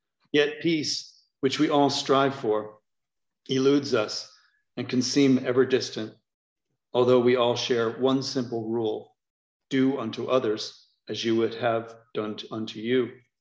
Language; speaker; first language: English; native; English